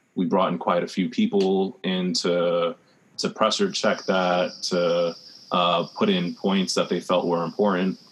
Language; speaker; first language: English; native; English